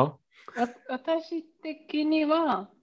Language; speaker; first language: Japanese; non-native, learner; German